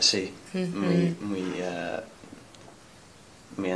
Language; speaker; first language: Spanish; non-native, learner; English